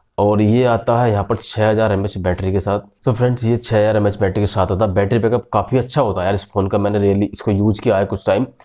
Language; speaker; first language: Hindi; native; Hindi